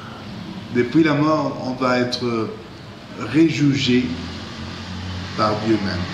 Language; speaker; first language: French; non-native, fluent; Spanish